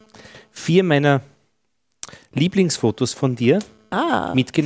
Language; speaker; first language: German; native; German